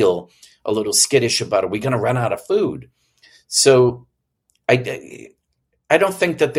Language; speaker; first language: English; native; English